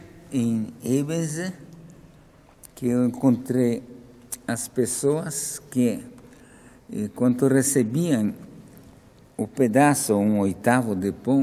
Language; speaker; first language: Portuguese; non-native, fluent; Polish